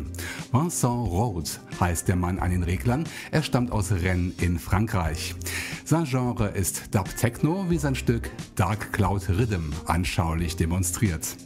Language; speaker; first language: German; native; German